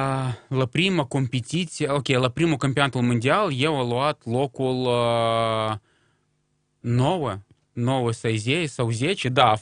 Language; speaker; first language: Romanian; non-native, local second language; Russian